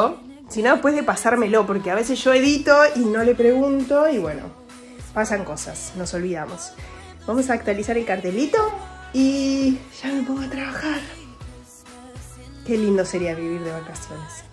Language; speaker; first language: Spanish; native; Spanish